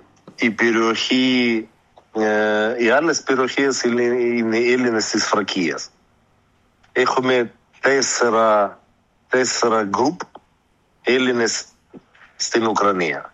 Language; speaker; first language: Greek; early bilingual, heritage; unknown